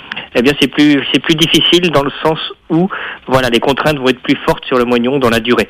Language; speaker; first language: French; native; French